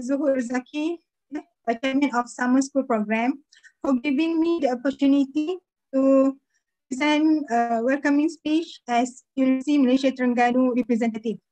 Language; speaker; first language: English; non-native, fluent; Malay